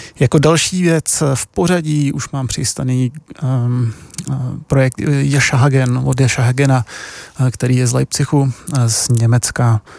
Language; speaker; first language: Czech; native; Czech